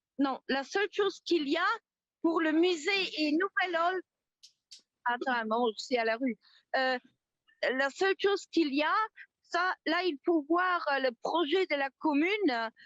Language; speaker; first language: French; non-native, local second language; Luxembourgish